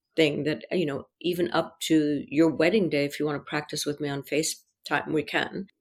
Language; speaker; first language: English; early bilingual, other home language; French